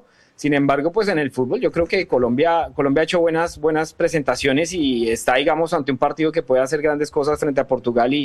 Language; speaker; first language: Spanish; native; Spanish